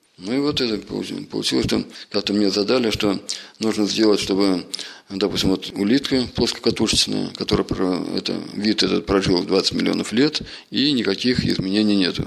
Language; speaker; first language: Russian; native; Russian